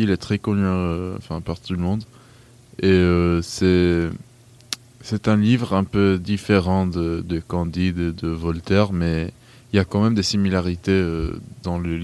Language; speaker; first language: French; non-native, fluent; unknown